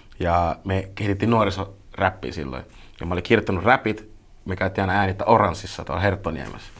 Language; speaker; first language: Finnish; early bilingual, other home language; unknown